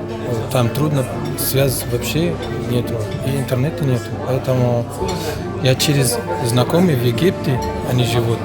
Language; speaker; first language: Russian; non-native, fluent; Arabic